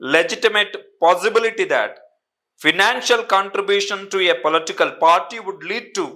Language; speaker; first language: English; non-native, local second language; Kannada